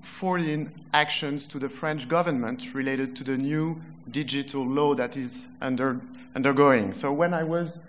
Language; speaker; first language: English; non-native, fluent; French